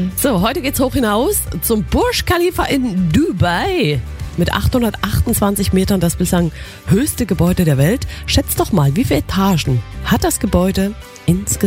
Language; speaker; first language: German; native; German